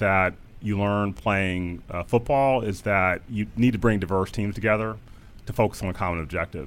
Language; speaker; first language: English; native; English